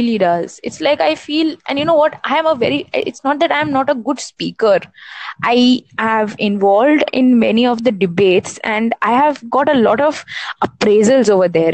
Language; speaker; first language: English; non-native, local second language; Hindi